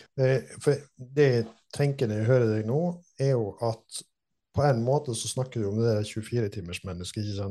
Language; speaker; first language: Norwegian; native; Norwegian